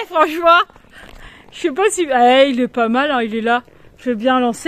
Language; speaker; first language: French; native; French